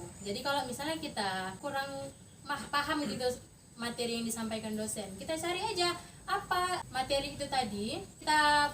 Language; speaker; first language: Indonesian; native; Indonesian